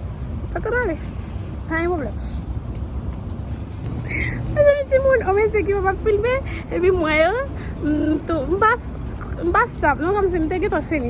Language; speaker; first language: French; non-native, learner; Haitian Creole